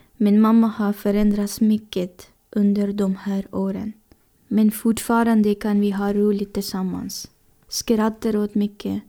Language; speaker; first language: Swedish; non-native, fluent; Persian